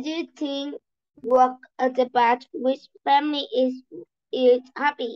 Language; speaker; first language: English; non-native, learner; Vietnamese